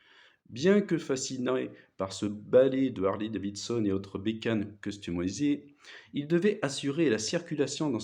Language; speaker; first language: French; native; French